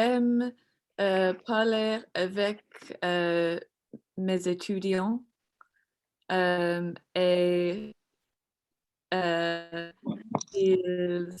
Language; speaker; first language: French; non-native, learner; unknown